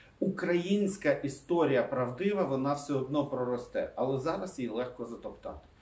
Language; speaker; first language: Ukrainian; non-native, local second language; Russian